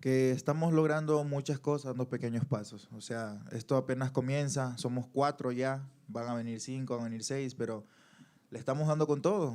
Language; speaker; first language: Spanish; native; Spanish